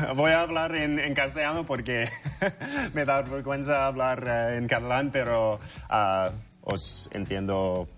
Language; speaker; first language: Spanish; non-native, fluent; English